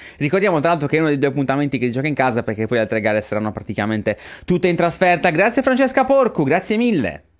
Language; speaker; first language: Italian; native; Italian